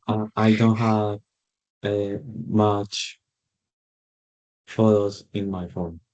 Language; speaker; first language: English; non-native, learner; Spanish